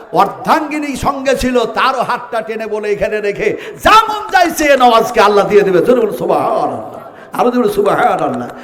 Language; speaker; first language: Bangla; non-native, local second language; Urdu